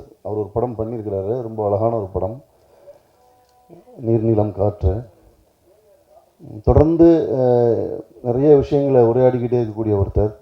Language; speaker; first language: Tamil; native; Tamil